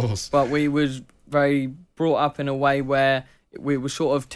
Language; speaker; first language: English; native; English